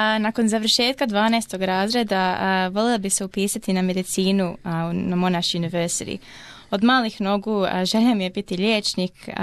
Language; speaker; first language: Croatian; early bilingual, heritage; Croatian